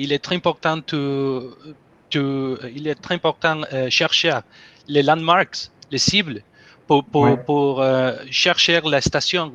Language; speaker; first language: French; non-native, learner; Spanish